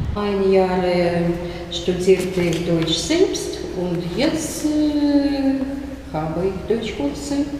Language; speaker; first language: German; non-native, learner; Russian